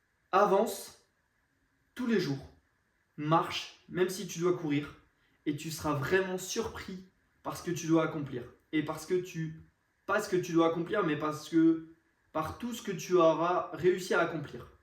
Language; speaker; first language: French; native; French